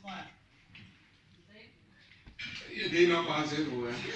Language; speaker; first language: Danish; early bilingual, other home language; Vietnamese